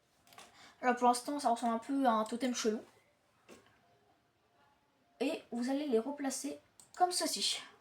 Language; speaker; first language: French; native; French